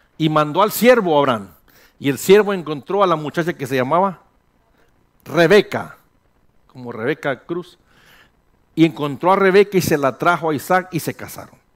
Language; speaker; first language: Spanish; early bilingual, heritage; Spanish